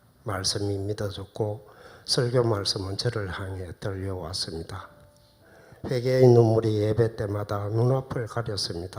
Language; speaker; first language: Korean; native; Korean